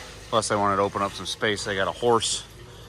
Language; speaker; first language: English; native; English